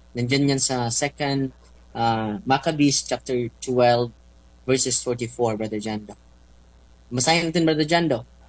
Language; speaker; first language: Filipino; non-native, local second language; Cebuano